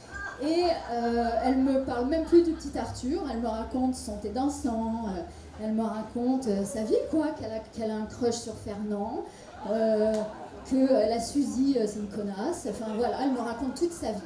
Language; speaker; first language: French; native; French